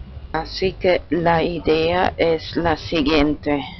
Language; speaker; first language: Spanish; non-native, fluent; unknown